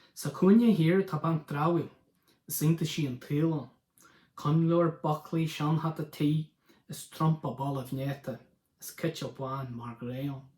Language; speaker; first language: Irish; non-native, local second language; English